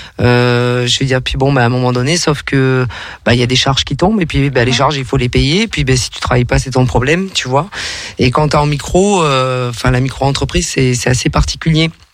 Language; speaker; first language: French; native; French